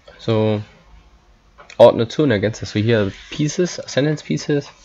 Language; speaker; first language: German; non-native, fluent; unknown